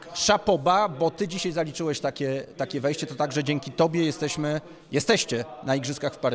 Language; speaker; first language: Polish; native; Polish